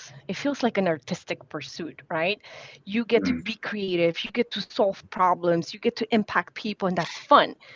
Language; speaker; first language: English; non-native, fluent; Polish